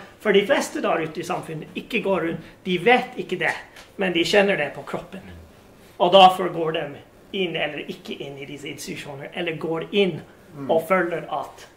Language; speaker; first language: Norwegian; non-native, fluent; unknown